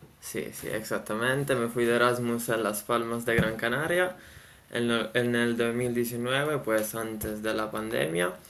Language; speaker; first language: Spanish; non-native, fluent; Italian